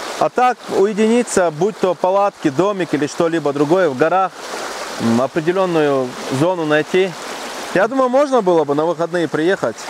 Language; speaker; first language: Russian; non-native, local second language; Chechen